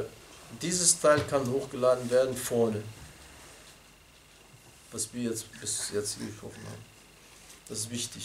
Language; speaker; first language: German; non-native, fluent; Arabic